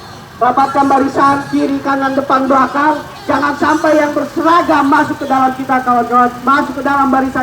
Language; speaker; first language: Indonesian; native; Indonesian